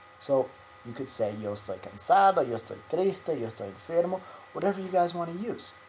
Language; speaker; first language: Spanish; non-native, fluent; English